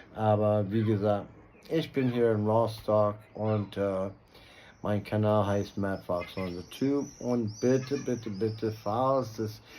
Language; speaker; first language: German; non-native, learner; English